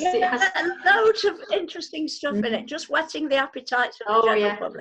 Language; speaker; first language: English; native; English